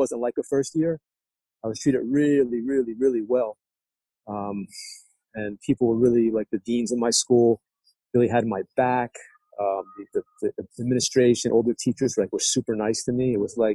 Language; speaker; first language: English; native; English